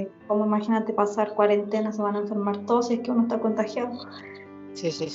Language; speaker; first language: Spanish; native; Spanish